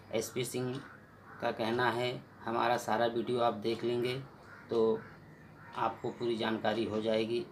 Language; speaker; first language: Hindi; native; Hindi